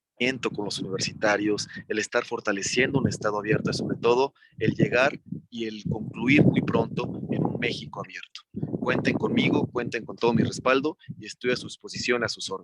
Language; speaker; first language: Spanish; native; Spanish